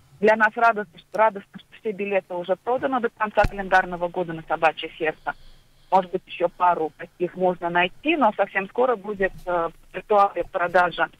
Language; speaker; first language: Russian; native; Russian